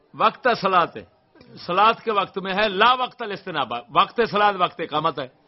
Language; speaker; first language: Urdu; non-native, local second language; Punjabi